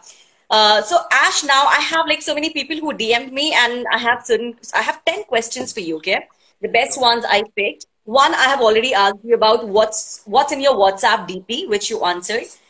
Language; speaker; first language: English; non-native, local second language; Hindi